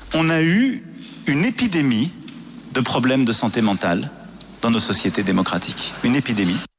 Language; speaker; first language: French; native; French